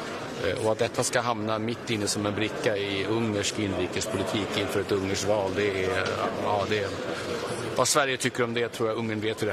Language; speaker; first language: Swedish; native; Swedish